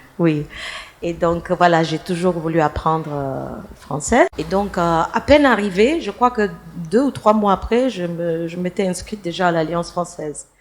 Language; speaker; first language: French; non-native, fluent; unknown